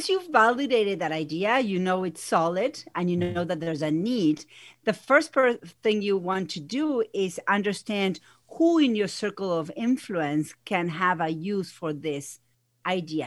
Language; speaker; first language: English; non-native, fluent; Spanish